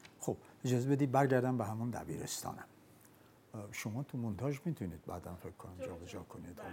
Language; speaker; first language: Persian; non-native, local second language; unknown